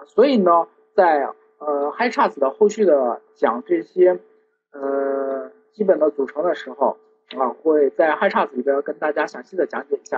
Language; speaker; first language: Chinese; native; Chinese